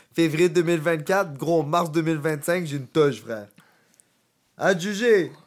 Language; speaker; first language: French; native; French